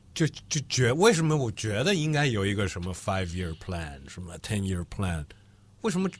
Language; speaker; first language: Chinese; non-native, fluent; English